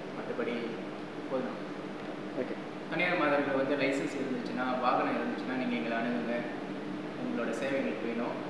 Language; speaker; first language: Tamil; early bilingual, heritage; Tamil